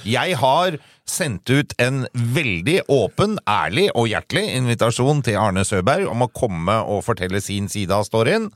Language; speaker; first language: Norwegian; native; Norwegian